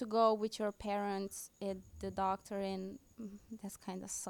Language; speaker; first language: English; non-native, fluent; Romanian